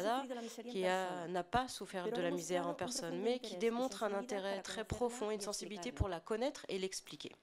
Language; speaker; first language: French; non-native, fluent; Spanish